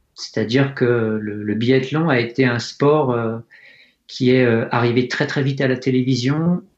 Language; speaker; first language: French; native; French